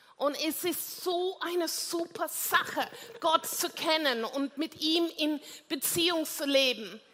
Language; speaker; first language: German; non-native, fluent; English